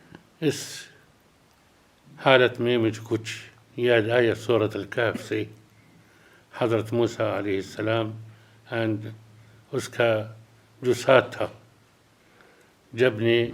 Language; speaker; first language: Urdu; non-native, learner; Arabic